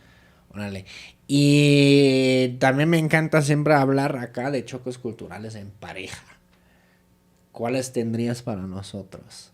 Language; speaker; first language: Spanish; non-native, fluent; German